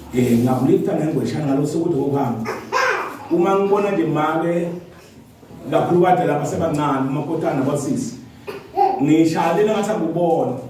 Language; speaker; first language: Zulu; non-native, local second language; Swati